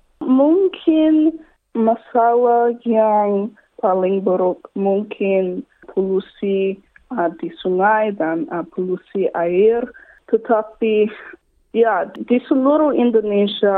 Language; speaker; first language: Indonesian; non-native, learner; English